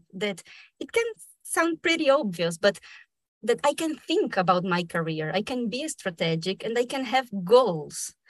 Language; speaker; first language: English; non-native, fluent; Spanish